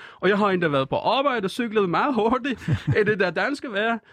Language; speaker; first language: Danish; non-native, fluent; Persian